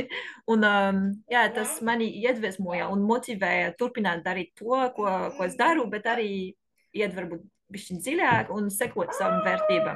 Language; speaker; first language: Latvian; non-native, learner; French